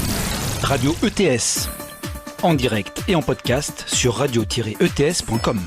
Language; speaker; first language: French; native; French